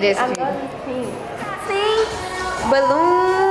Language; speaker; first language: English; native; English